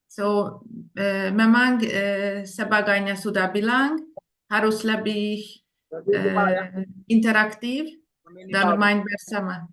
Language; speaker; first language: Indonesian; non-native, fluent; Hungarian